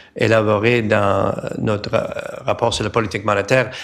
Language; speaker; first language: French; non-native, learner; English